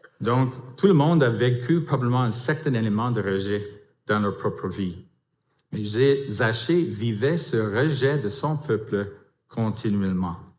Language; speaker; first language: French; non-native, fluent; English